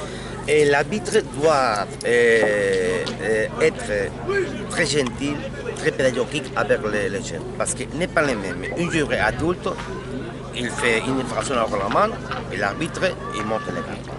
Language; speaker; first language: French; non-native, learner; Spanish